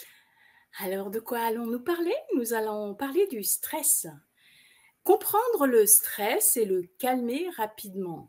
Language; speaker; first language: French; native; French